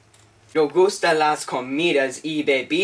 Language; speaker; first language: Spanish; non-native, learner; English